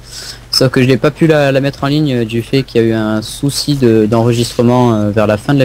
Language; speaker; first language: French; native; French